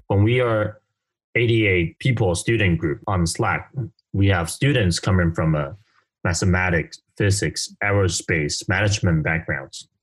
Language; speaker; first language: English; non-native, fluent; Chinese